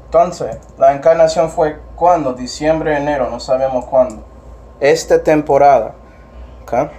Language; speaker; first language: Spanish; non-native, fluent; English